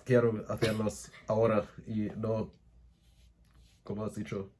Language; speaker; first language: Spanish; non-native, learner; English